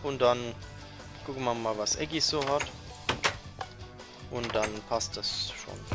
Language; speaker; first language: German; native; German